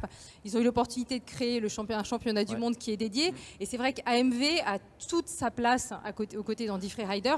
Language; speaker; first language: French; native; French